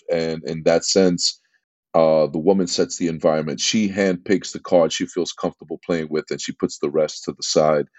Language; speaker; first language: English; native; English